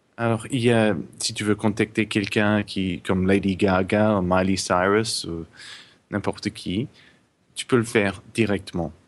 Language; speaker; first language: French; non-native, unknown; English